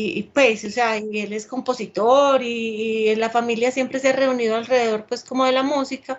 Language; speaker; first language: Spanish; native; Spanish